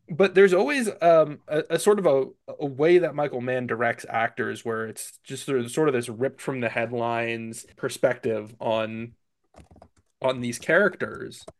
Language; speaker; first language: English; native; English